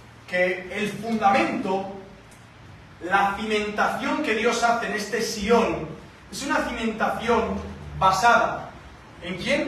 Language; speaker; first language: Spanish; native; Spanish